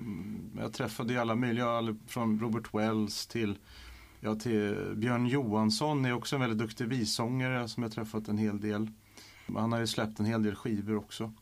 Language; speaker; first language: Swedish; native; Swedish